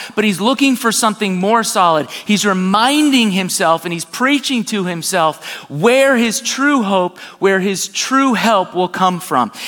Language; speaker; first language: English; native; English